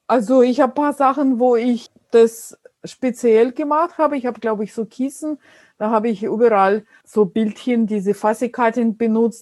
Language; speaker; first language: German; non-native, fluent; Russian